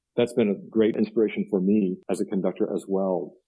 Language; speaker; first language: English; native; English